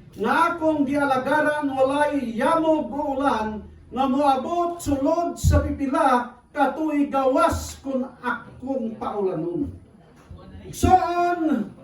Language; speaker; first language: Cebuano; non-native, local second language; Hiligaynon